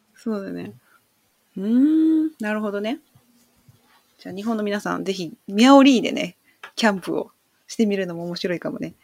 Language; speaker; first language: Japanese; native; Japanese